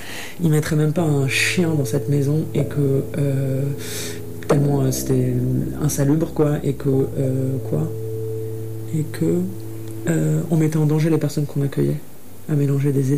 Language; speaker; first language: French; native; French